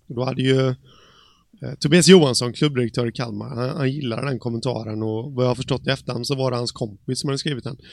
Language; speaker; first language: Swedish; native; Swedish